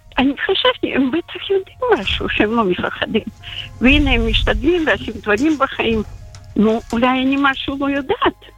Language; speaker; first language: Hebrew; non-native, fluent; Russian